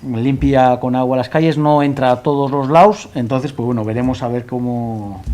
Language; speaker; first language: Spanish; non-native, local second language; Basque